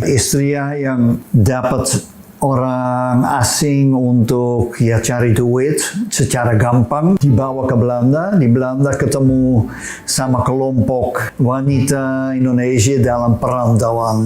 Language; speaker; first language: Indonesian; non-native, fluent; Dutch